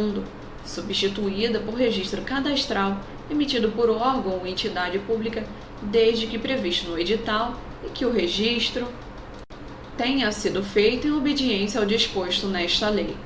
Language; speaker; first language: Portuguese; native; Portuguese